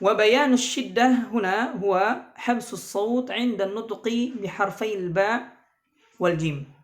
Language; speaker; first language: Arabic; non-native, fluent; Indonesian